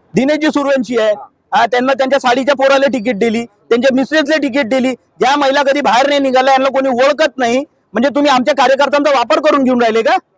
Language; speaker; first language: Marathi; non-native, local second language; Hindi